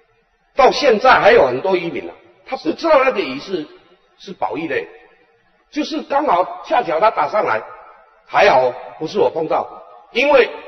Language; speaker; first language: Chinese; native; Chinese